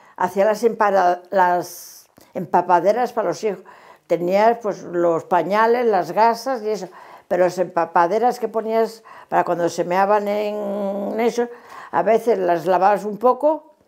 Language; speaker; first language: Spanish; native; Spanish